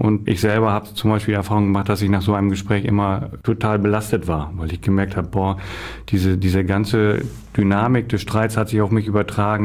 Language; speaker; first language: German; native; German